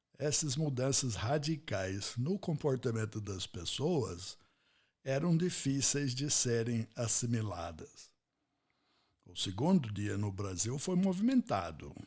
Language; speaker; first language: Portuguese; non-native, fluent; English